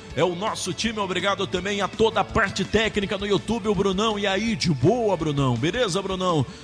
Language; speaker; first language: Portuguese; native; Portuguese